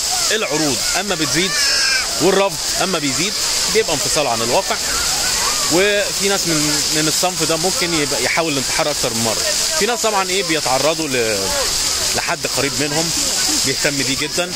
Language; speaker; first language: Arabic; native; Arabic